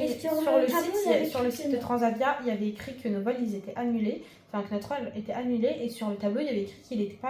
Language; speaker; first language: French; native; French